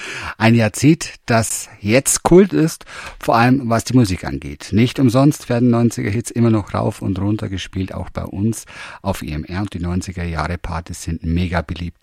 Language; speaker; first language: German; native; German